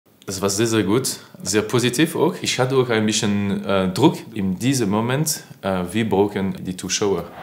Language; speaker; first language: German; non-native, learner; French